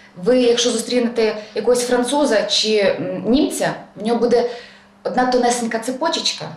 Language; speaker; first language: Ukrainian; native; Ukrainian